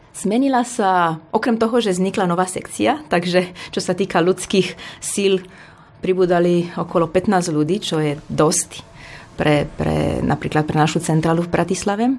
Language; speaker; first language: Slovak; non-native, fluent; Romanian